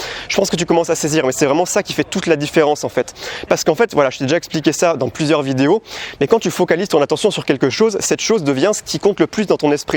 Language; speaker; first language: French; native; French